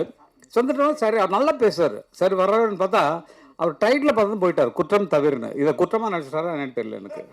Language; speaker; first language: Tamil; native; Tamil